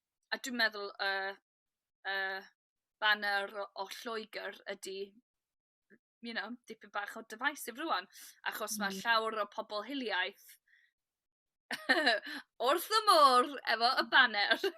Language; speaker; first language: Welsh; non-native, learner; English